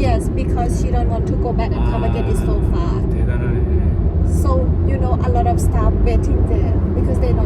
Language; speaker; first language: English; non-native, learner; Thai